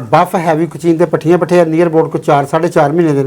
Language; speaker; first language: Hindi; non-native, local second language; Punjabi